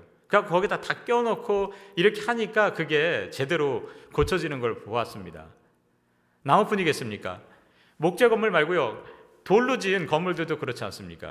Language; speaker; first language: Korean; native; Korean